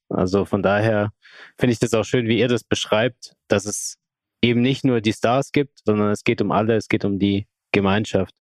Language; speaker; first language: German; native; German